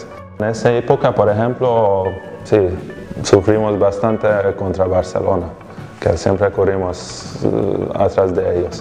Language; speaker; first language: Spanish; non-native, fluent; Hungarian